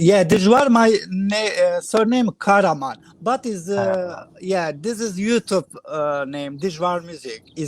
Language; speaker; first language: English; non-native, learner; Kurdish